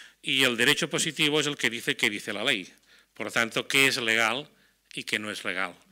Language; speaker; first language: Spanish; non-native, local second language; Catalan